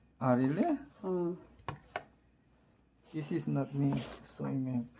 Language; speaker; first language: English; non-native, learner; Korean